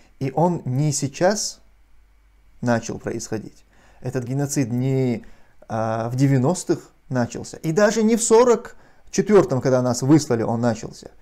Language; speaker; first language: Russian; non-native, local second language; Chechen